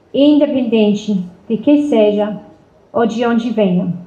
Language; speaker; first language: Portuguese; non-native, fluent; English